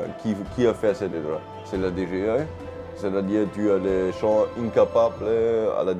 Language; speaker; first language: French; non-native, learner; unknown